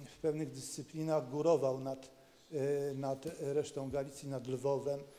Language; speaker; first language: Polish; native; Polish